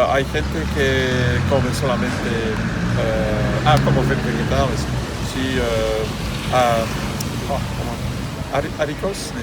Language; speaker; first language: Spanish; non-native, learner; French